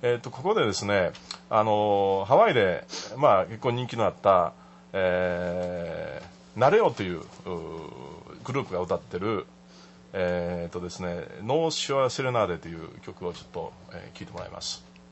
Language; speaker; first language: Japanese; native; Japanese